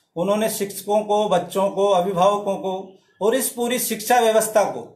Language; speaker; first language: Hindi; native; Hindi